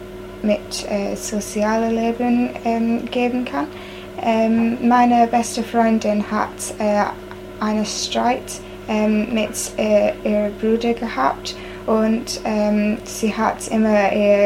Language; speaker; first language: German; non-native, learner; English